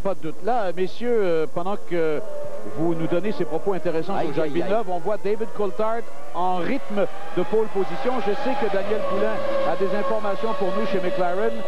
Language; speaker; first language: French; native; French